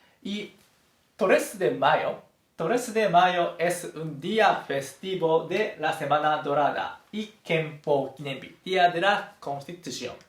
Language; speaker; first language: Spanish; non-native, fluent; Japanese